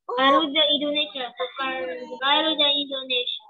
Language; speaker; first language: Indonesian; early bilingual, heritage; Indonesian